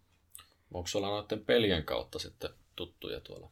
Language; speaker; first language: Finnish; native; Finnish